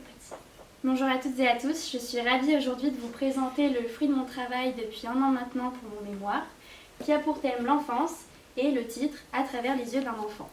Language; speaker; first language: French; native; French